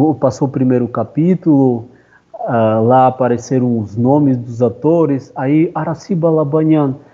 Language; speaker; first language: Portuguese; non-native, fluent; Armenian